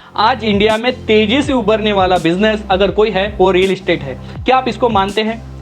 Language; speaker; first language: Hindi; non-native, local second language; Marathi